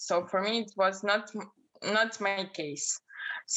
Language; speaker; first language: English; non-native, fluent; Russian